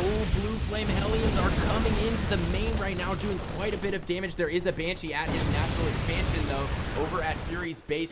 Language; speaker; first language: English; native; English